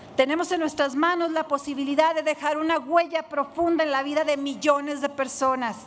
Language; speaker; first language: Spanish; native; Spanish